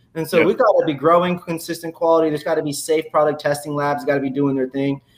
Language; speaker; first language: English; native; English